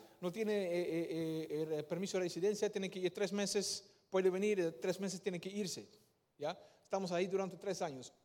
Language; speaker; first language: Spanish; non-native, fluent; Dutch